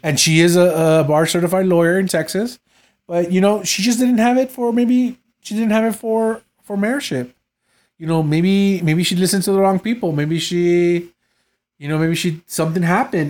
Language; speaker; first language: English; native; English